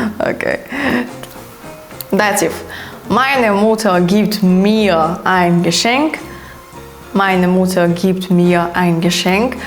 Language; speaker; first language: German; non-native, fluent; Ukrainian